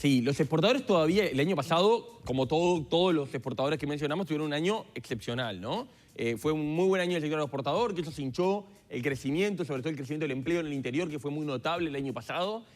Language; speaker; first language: Spanish; native; Spanish